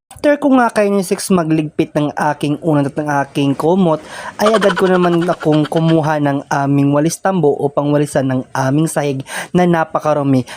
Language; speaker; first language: Filipino; non-native, local second language; Waray